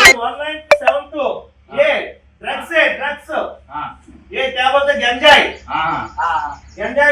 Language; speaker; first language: Hindi; non-native, local second language; Telugu